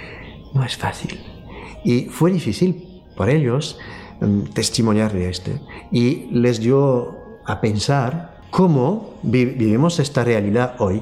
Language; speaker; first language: Spanish; non-native, fluent; French